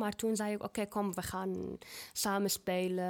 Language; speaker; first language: Dutch; non-native, learner; Arabic